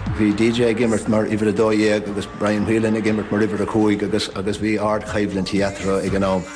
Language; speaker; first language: Irish; native; Irish